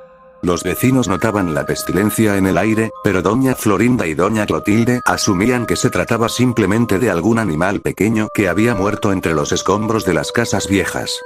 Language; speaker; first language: Spanish; native; Spanish